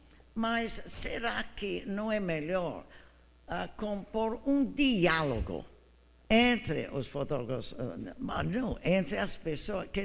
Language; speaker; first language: Portuguese; non-native, fluent; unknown